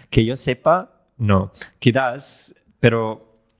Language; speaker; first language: Spanish; non-native, fluent; English